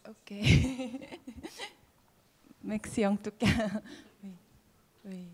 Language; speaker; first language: French; non-native, fluent; Korean